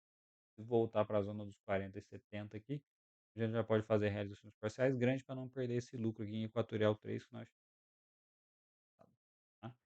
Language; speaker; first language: Portuguese; native; Portuguese